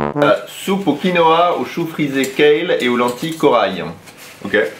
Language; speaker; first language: French; native; French